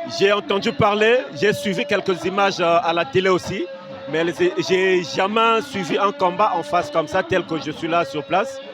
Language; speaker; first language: French; non-native, local second language; Lingala